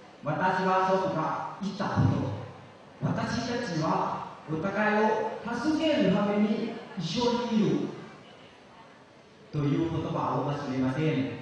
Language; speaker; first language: Japanese; non-native, learner; Lao